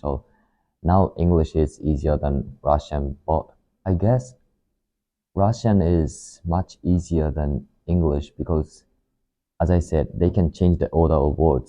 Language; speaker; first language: English; non-native, learner; Japanese